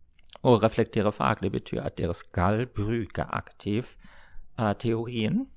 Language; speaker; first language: Norwegian; non-native, fluent; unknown